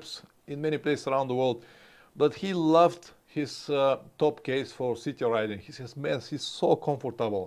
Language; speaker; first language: English; non-native, fluent; Bulgarian